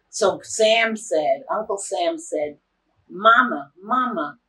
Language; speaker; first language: English; native; English